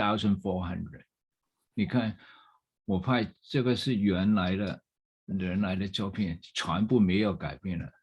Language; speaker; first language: Chinese; non-native, fluent; English